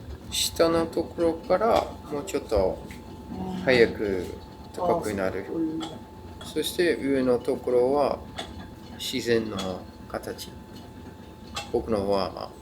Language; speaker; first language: Japanese; non-native, learner; Dutch